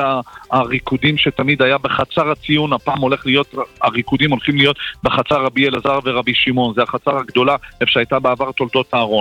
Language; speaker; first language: Hebrew; native; Hebrew